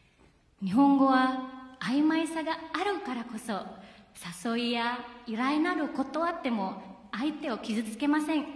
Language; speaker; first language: Japanese; non-native, fluent; Indonesian